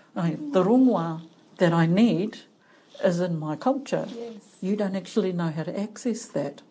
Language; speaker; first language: English; native; English